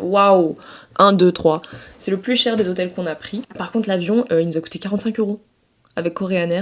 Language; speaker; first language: French; native; French